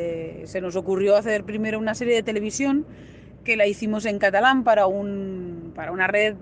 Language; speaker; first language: Spanish; native; Spanish